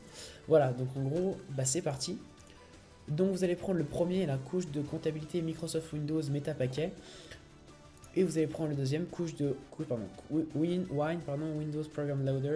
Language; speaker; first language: French; native; French